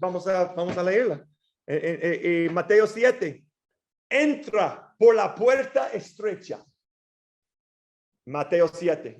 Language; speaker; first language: Spanish; non-native, fluent; English